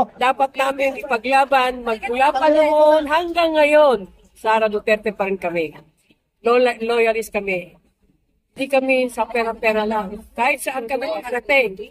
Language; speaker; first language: Filipino; non-native, local second language; Cebuano